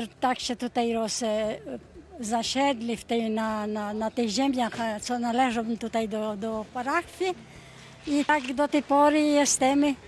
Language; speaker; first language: Polish; early bilingual, heritage; Polish